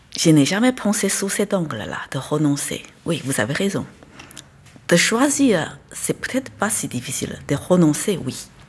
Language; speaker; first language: French; non-native, fluent; Chinese